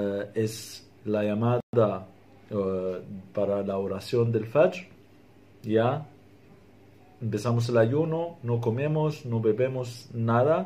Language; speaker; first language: Spanish; non-native, fluent; Arabic